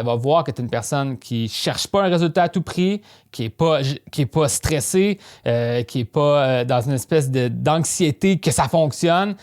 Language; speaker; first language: French; native; French